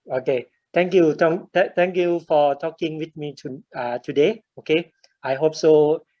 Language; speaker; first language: English; non-native, learner; Thai